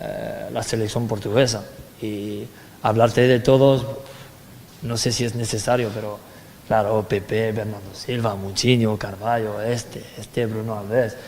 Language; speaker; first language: Spanish; non-native, fluent; French